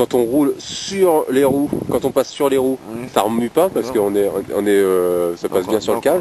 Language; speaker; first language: French; native; French